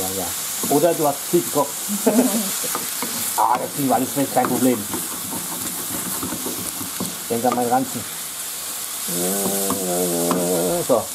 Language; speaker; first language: German; native; German